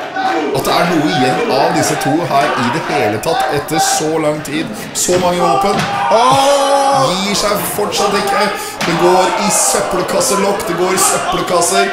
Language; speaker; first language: Norwegian; native; Norwegian